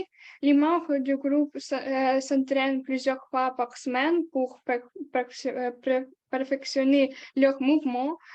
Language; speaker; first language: French; non-native, learner; Ukrainian